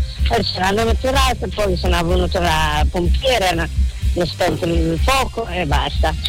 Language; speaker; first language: Italian; non-native, learner; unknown